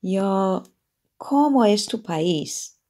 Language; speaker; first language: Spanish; non-native, fluent; Persian